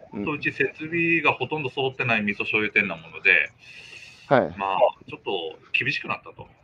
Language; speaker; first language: Japanese; native; Japanese